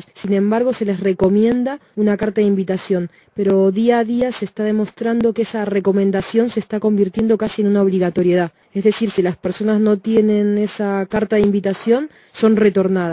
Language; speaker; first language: Spanish; native; Spanish